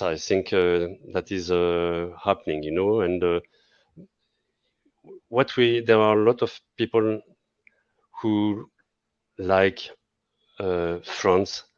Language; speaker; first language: English; non-native, fluent; French